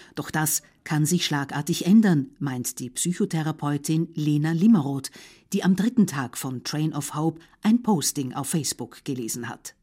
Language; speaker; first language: German; native; German